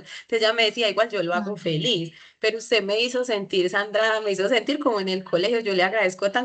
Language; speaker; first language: Spanish; native; Spanish